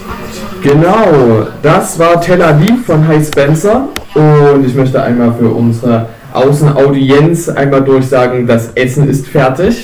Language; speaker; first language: German; native; German